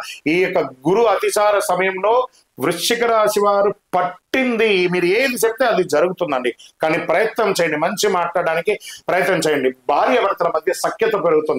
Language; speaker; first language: Telugu; native; Telugu